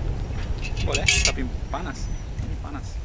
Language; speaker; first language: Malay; non-native, fluent; English